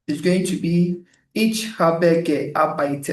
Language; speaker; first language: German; non-native, fluent; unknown